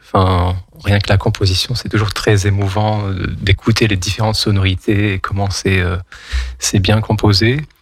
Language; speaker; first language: French; non-native, local second language; Kabyle